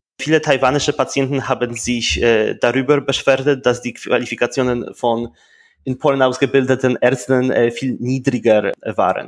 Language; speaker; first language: German; non-native, fluent; Polish